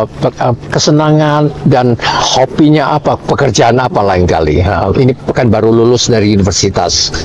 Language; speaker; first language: Indonesian; non-native, learner; Cantonese